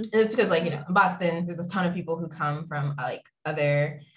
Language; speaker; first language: English; native; English